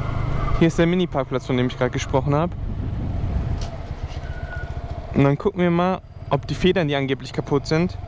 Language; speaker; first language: German; native; German